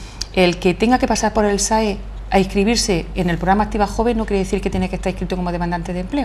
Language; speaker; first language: Spanish; native; Spanish